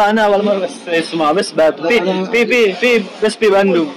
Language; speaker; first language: Arabic; non-native, learner; Indonesian